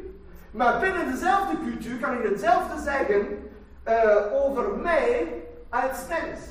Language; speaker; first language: Dutch; non-native, fluent; German